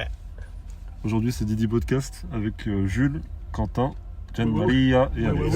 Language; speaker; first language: French; native; French